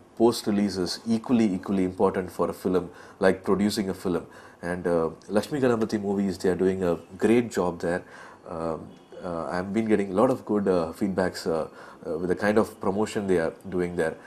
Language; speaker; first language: English; non-native, local second language; Tamil